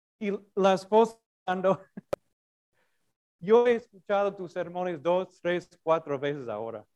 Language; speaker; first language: Spanish; non-native, fluent; English